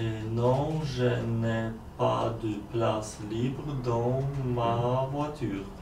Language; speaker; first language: French; non-native, learner; Polish